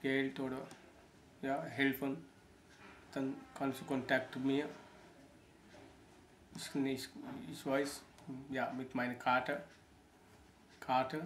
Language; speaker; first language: German; non-native, learner; Sinhala